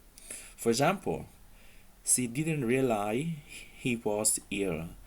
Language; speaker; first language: English; non-native, fluent; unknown